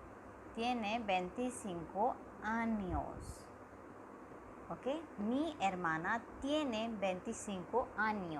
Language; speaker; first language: Spanish; non-native, learner; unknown